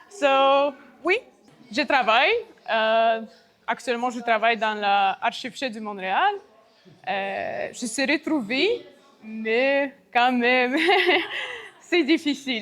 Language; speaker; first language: French; non-native, learner; Ukrainian